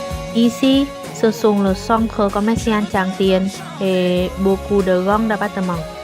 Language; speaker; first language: French; non-native, learner; Vietnamese